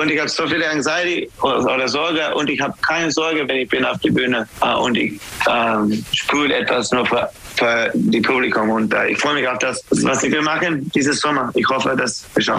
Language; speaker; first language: German; non-native, fluent; English